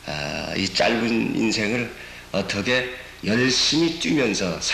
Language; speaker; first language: Korean; native; Korean